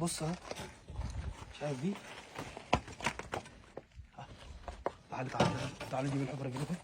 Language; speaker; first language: Arabic; native; Arabic